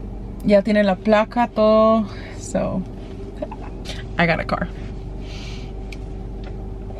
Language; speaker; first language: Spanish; early bilingual, heritage; Spanish